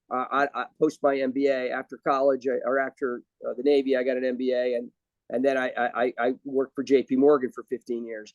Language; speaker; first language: English; native; English